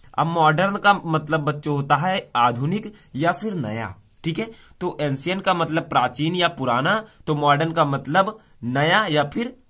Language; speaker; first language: Hindi; native; Hindi